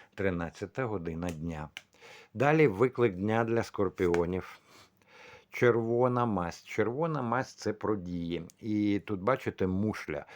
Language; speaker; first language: Ukrainian; non-native, local second language; Russian